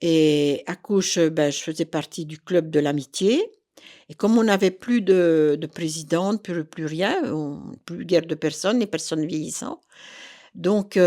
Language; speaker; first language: French; native; French